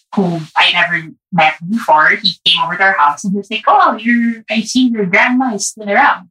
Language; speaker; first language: English; non-native, local second language; Filipino